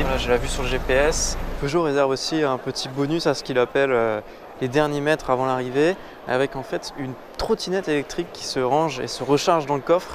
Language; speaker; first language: French; native; French